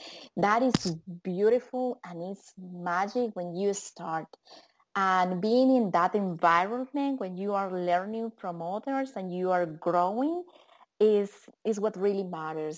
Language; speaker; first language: English; non-native, fluent; Spanish